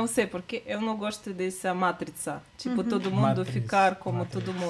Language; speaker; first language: Portuguese; non-native, fluent; Russian